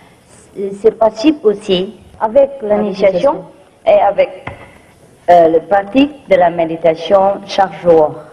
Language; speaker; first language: French; non-native, fluent; Vietnamese